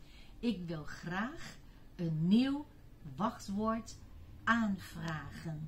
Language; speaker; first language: Dutch; non-native, fluent; Chinese